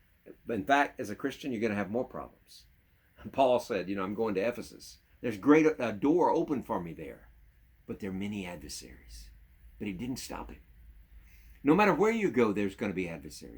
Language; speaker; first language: English; native; English